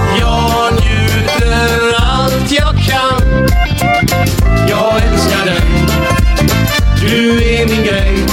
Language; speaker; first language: Swedish; native; Swedish